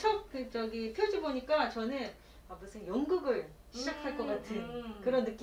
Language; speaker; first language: Korean; native; Korean